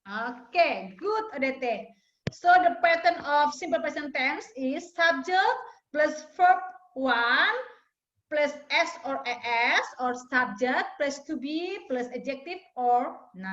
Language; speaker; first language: English; non-native, fluent; Indonesian